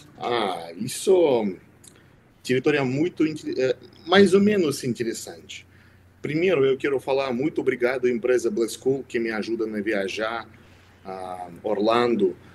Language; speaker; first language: Portuguese; non-native, learner; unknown